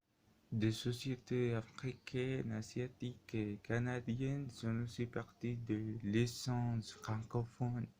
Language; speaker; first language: French; non-native, learner; Spanish